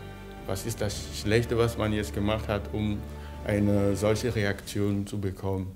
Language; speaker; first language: German; non-native, fluent; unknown